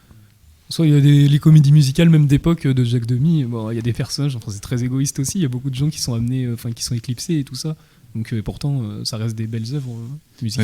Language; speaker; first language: French; native; French